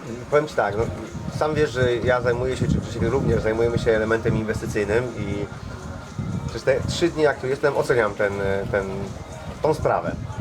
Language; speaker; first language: Polish; native; Polish